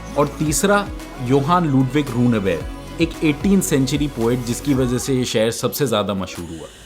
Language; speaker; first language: Urdu; native; Urdu